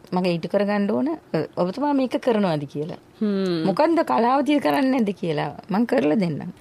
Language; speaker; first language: Sinhala; non-native, local second language; Tamil